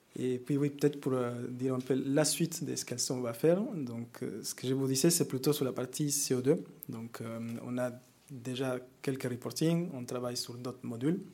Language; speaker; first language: French; non-native, fluent; Spanish